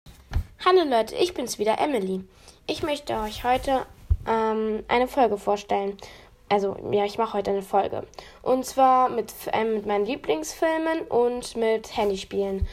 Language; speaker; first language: German; native; German